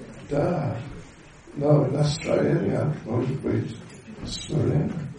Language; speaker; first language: Russian; non-native, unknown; English